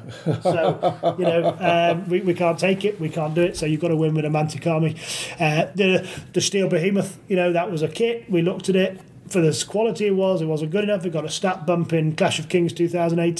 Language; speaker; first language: English; native; English